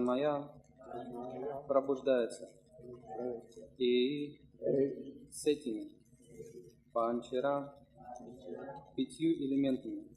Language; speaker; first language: Russian; native; Russian